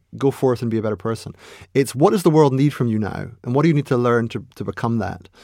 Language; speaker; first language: English; native; English